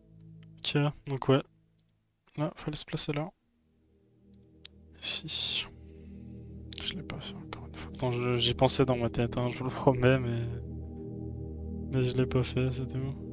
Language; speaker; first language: French; native; French